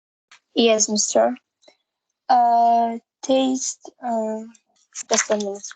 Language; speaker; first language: English; non-native, learner; Central Kurdish